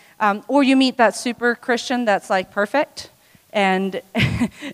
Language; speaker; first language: English; non-native, local second language; Swedish